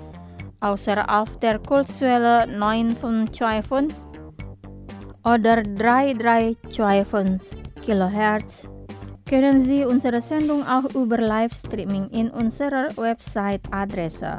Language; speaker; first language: German; non-native, fluent; Indonesian